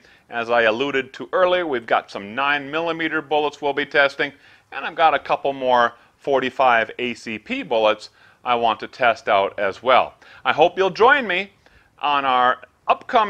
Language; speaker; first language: English; native; English